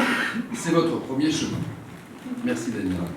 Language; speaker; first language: French; native; French